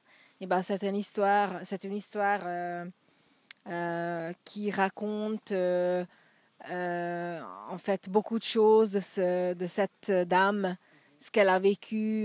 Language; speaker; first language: French; non-native, fluent; Hungarian